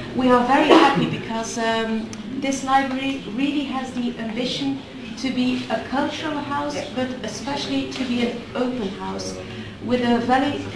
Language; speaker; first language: English; non-native, fluent; Dutch